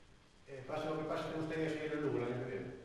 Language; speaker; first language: Spanish; native; Spanish